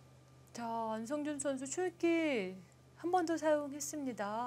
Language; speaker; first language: Korean; native; Korean